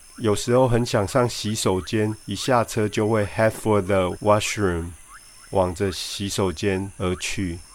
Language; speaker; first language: Chinese; native; Chinese